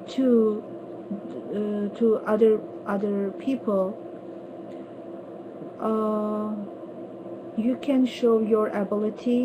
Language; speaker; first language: English; non-native, learner; Turkish